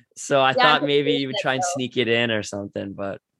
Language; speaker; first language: English; native; English